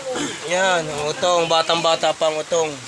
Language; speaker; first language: Filipino; native; Filipino